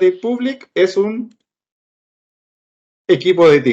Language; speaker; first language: Spanish; native; Spanish